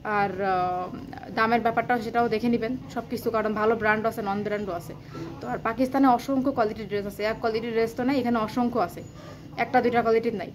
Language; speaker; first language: Bangla; native; Bangla